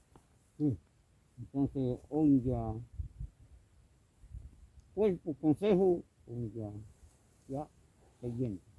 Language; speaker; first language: Spanish; non-native, local second language; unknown